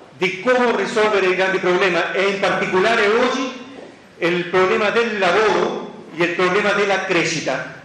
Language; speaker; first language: Italian; non-native, fluent; Spanish